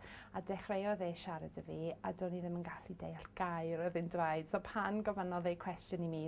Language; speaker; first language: Welsh; non-native, local second language; English